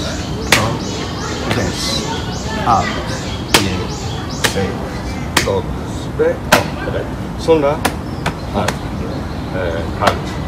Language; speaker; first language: Turkish; non-native, learner; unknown